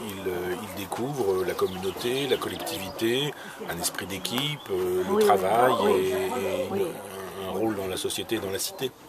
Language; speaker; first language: French; native; French